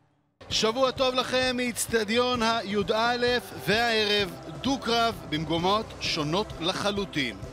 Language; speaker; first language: Hebrew; native; Hebrew